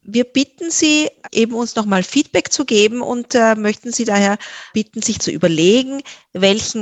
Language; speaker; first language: German; native; German